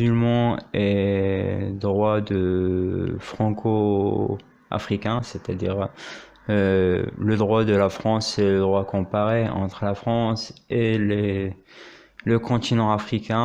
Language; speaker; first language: French; non-native, local second language; Arabic